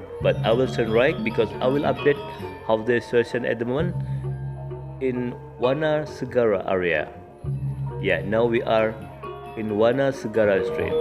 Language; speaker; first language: English; non-native, learner; Indonesian